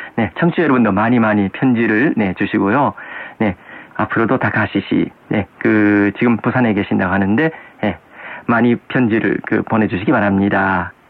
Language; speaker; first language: Korean; non-native, fluent; Japanese